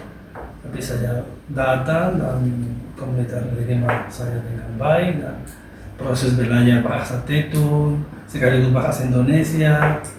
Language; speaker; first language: Indonesian; non-native, learner; Spanish